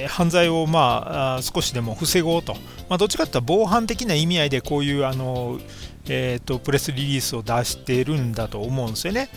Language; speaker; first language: Japanese; native; Japanese